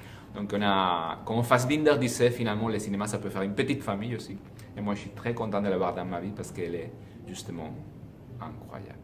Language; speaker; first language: French; non-native, fluent; Spanish